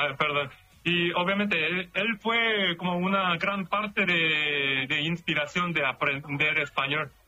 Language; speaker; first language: Spanish; non-native, learner; Korean